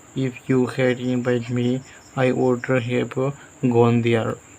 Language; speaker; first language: English; non-native, local second language; Bangla